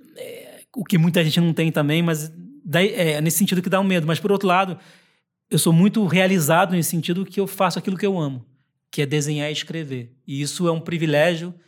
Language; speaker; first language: Portuguese; early bilingual, heritage; Portuguese